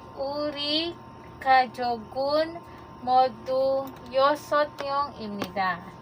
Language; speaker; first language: Korean; non-native, learner; Filipino